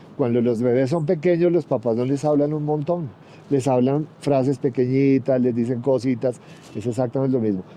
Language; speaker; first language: Spanish; native; Spanish